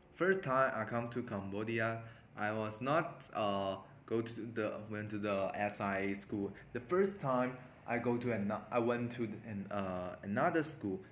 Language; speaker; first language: English; non-native, learner; Chinese